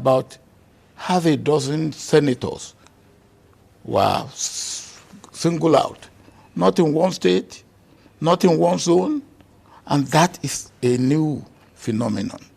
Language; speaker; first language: English; non-native, local second language; Yoruba